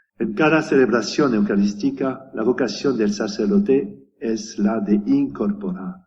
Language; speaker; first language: Spanish; non-native, learner; French